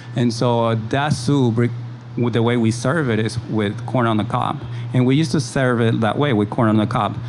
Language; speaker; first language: English; early bilingual, other home language; Spanish